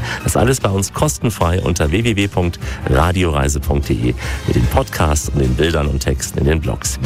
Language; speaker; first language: German; native; German